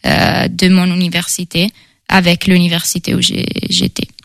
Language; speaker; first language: French; non-native, fluent; Italian